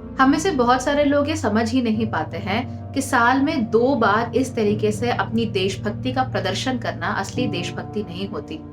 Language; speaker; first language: Hindi; native; Hindi